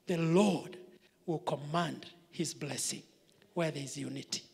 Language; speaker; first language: English; non-native, local second language; Swahili